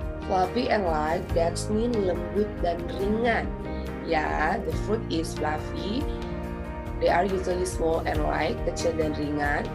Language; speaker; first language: English; non-native, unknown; Indonesian